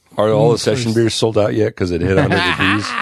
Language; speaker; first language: English; native; English